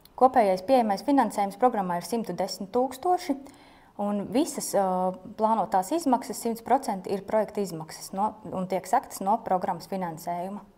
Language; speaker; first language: Latvian; native; Latvian